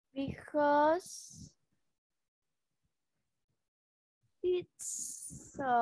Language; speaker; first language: English; non-native, learner; Vietnamese